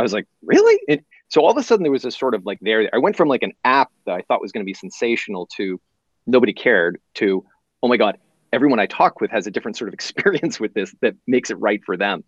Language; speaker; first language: English; native; English